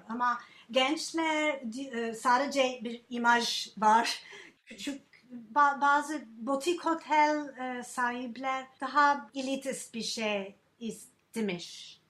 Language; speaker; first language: Turkish; non-native, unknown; English